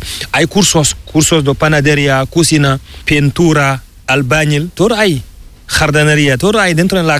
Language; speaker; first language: Spanish; non-native, learner; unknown